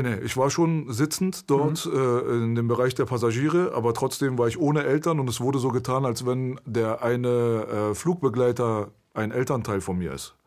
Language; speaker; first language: German; early bilingual, other home language; Persian